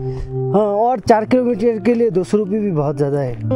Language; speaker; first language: Hindi; non-native, learner; Bangla